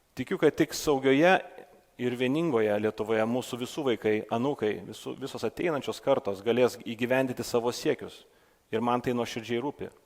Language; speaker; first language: Lithuanian; native; Lithuanian